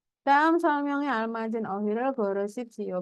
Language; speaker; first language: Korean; non-native, fluent; Indonesian